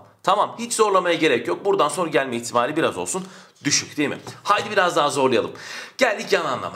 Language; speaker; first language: Turkish; native; Turkish